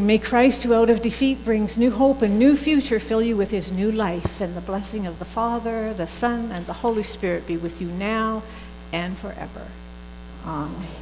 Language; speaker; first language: English; native; English